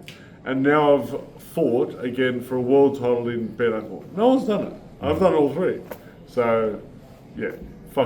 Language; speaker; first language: English; native; English